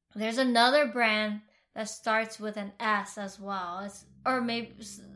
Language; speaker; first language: English; early bilingual, other home language; Vietnamese